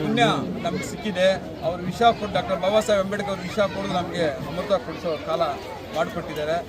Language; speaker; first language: Kannada; native; Kannada